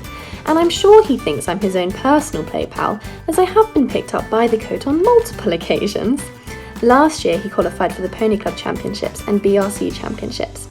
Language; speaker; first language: English; native; English